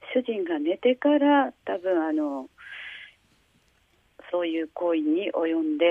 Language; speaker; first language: Japanese; native; Japanese